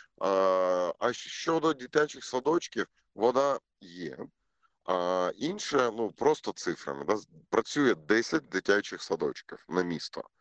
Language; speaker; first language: Ukrainian; non-native, local second language; Russian